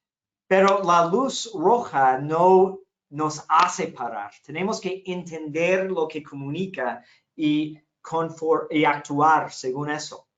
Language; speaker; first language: Spanish; non-native, fluent; English